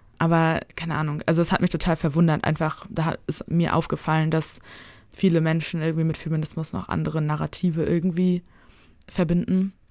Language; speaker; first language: German; native; German